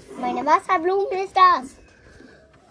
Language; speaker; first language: German; early bilingual, other home language; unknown